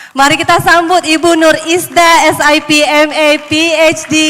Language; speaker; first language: Indonesian; native; Indonesian